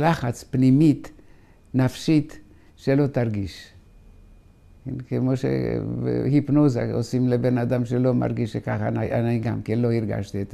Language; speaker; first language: Hebrew; non-native, fluent; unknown